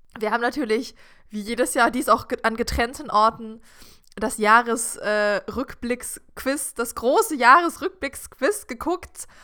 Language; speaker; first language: German; native; German